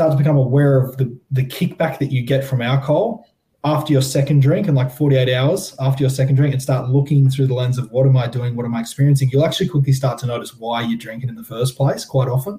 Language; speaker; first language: English; native; English